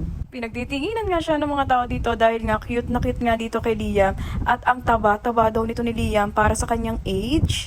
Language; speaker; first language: Filipino; native; Filipino